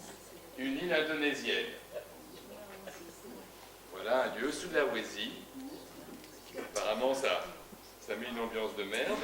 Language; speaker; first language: French; native; French